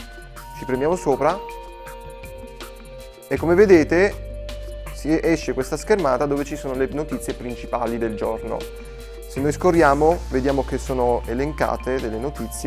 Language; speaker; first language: Italian; native; Italian